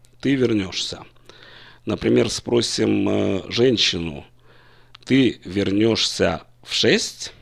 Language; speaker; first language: Russian; native; Russian